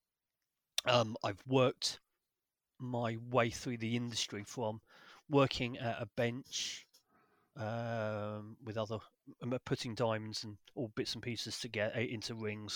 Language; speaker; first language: English; native; English